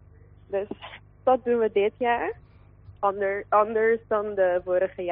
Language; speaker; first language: Dutch; non-native, local second language; Papiamento